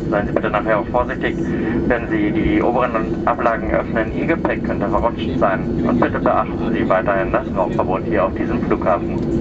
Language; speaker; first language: German; native; German